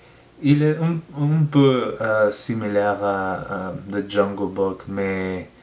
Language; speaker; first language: French; non-native, learner; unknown